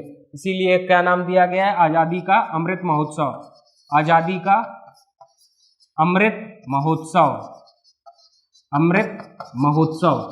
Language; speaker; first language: Hindi; native; Hindi